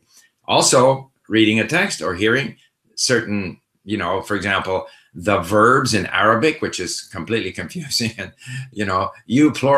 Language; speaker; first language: English; non-native, fluent; Swedish